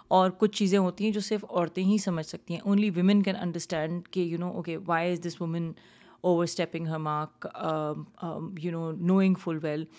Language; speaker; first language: Urdu; native; Urdu